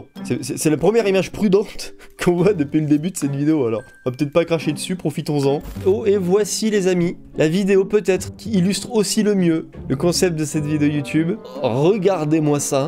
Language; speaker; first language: French; native; French